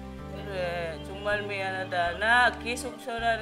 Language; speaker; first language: Korean; non-native, learner; Filipino